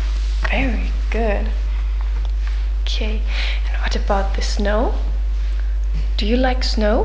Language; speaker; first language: English; non-native, fluent; German